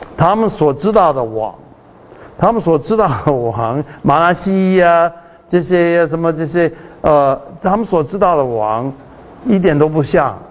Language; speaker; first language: Chinese; early bilingual, heritage; Chinese